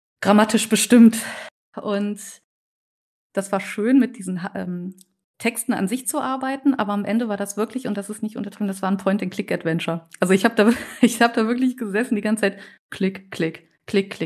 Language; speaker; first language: German; native; German